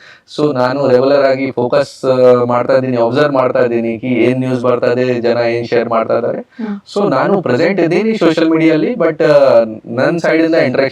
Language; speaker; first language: Kannada; non-native, local second language; Hindi